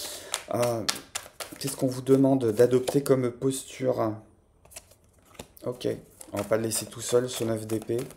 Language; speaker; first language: French; native; French